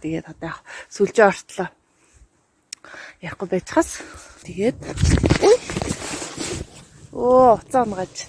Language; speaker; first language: Mongolian; native; Mongolian